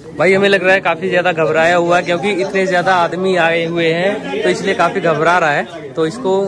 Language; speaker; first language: Hindi; native; Hindi